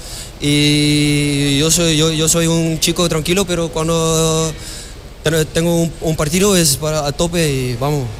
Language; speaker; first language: Spanish; non-native, learner; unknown